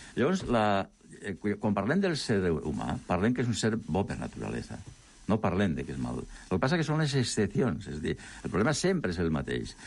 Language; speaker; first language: Catalan; non-native, local second language; Spanish